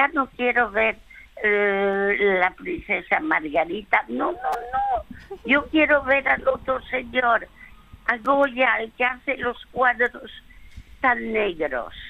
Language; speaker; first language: Spanish; early bilingual, other home language; French